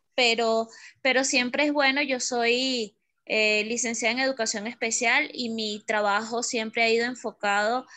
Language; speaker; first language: Spanish; native; Spanish